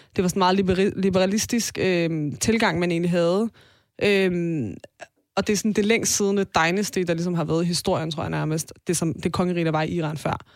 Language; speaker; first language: Danish; early bilingual, other home language; Persian